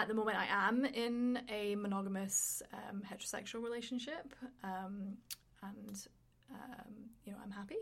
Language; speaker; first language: English; native; English